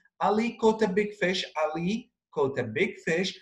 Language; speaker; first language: English; non-native, fluent; Arabic